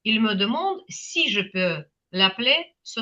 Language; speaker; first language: French; non-native, fluent; Ukrainian